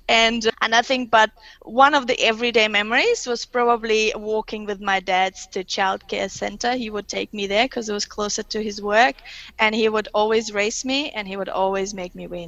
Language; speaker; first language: English; non-native, fluent; Russian